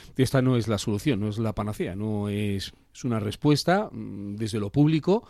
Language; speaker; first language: Spanish; native; Spanish